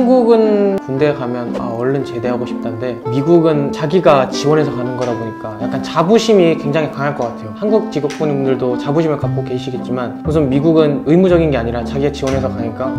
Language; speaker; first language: Korean; native; Korean